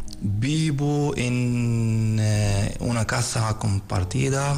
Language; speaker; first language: Spanish; non-native, learner; Arabic